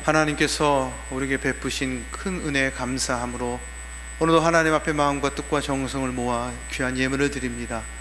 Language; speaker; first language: Korean; native; Korean